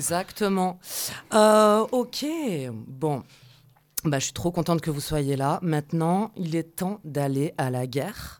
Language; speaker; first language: French; native; French